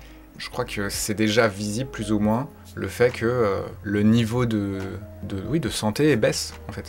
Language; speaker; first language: French; native; French